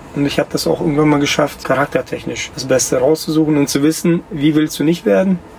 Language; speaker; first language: German; early bilingual, other home language; Russian